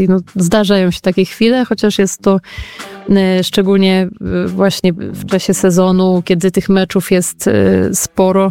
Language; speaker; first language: Polish; native; Polish